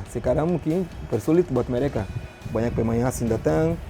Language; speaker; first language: Indonesian; non-native, fluent; Portuguese